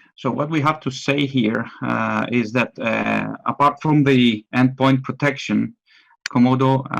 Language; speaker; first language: English; non-native, fluent; Greek